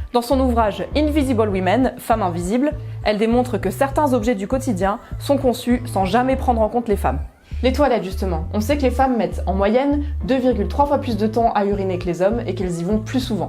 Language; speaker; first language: French; native; French